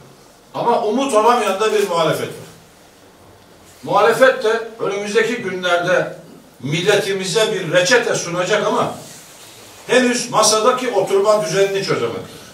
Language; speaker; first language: Turkish; native; Turkish